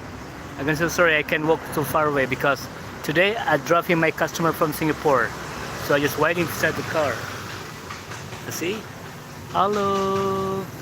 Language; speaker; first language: English; non-native, learner; Indonesian